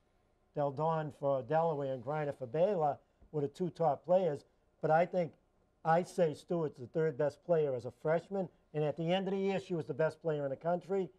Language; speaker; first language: English; native; English